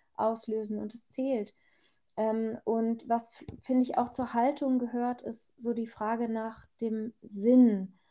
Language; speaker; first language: German; early bilingual, other home language; Persian